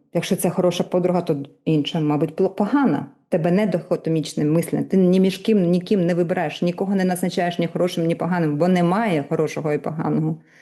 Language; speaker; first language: Ukrainian; non-native, local second language; Russian